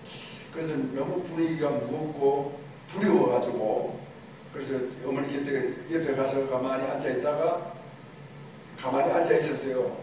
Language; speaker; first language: Korean; native; Korean